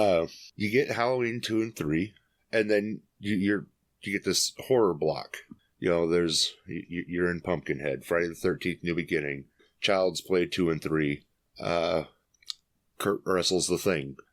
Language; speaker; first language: English; native; English